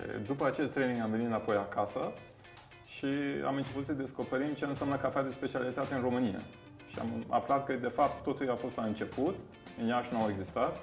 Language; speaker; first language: Romanian; non-native, fluent; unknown